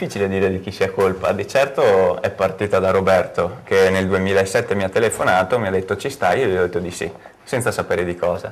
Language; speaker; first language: Italian; native; Italian